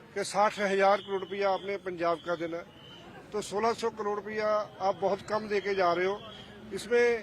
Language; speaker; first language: Urdu; non-native, local second language; Punjabi